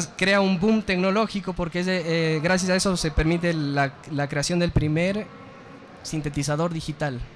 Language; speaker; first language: Spanish; native; Spanish